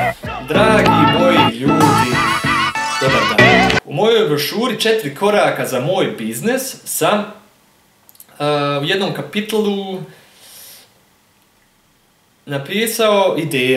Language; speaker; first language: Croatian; early bilingual, heritage; German